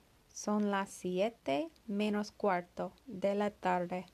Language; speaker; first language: Spanish; non-native, learner; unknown